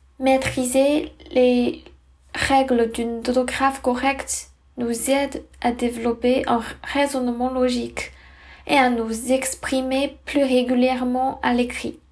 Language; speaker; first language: French; non-native, learner; Chinese